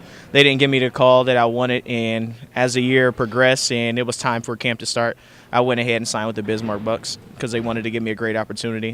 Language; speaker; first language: English; native; English